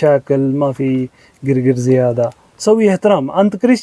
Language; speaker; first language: Arabic; non-native, learner; Urdu